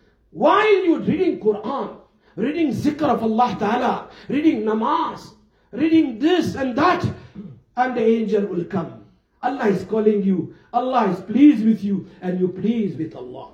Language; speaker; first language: English; non-native, local second language; Urdu